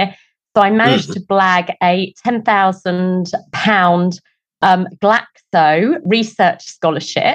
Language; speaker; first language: English; native; English